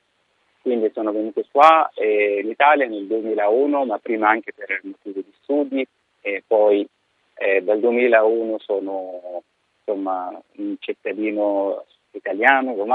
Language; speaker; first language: Italian; non-native, fluent; Arabic